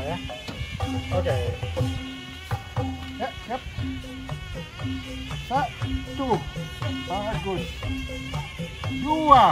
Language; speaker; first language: Indonesian; non-native, learner; Dutch